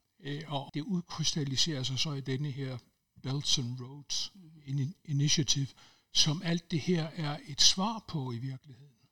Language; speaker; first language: Danish; native; Danish